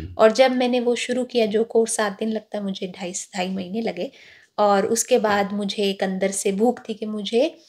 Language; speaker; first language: Hindi; native; Hindi